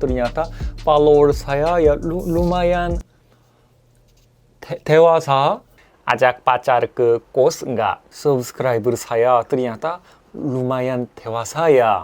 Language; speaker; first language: Indonesian; non-native, fluent; Korean